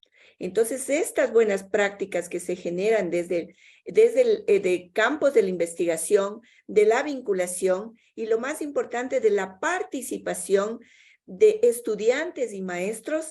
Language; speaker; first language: Spanish; native; Spanish